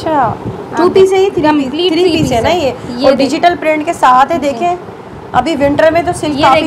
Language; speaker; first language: Urdu; native; Urdu